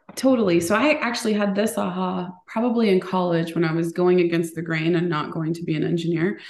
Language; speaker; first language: English; early bilingual, other home language; Spanish